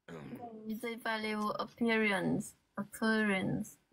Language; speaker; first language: English; non-native, learner; Vietnamese